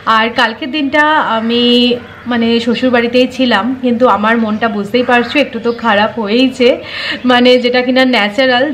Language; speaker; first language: Bangla; native; Bangla